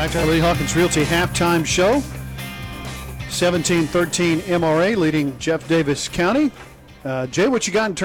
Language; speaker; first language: English; native; English